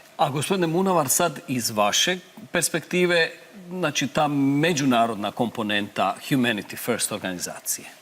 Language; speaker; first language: Bosnian; native; Bosnian